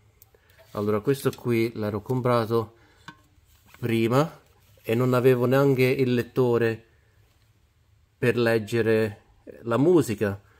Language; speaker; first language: Italian; early bilingual, heritage; Italian